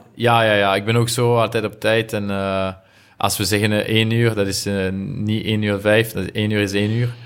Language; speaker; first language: Dutch; non-native, local second language; French